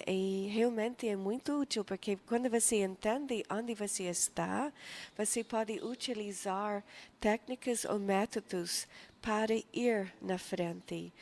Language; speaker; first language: Portuguese; non-native, fluent; English